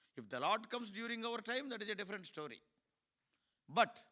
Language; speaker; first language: English; non-native, local second language; Telugu